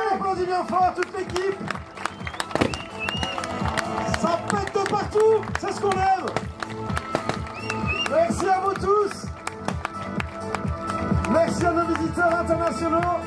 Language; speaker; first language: French; native; French